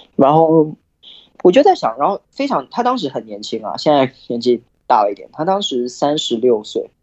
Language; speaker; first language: Chinese; early bilingual, heritage; Chinese